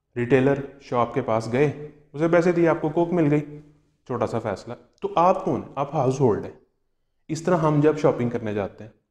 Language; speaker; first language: Urdu; non-native, local second language; Punjabi